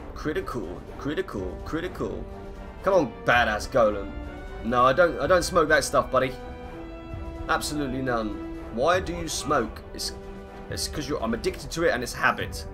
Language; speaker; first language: English; native; English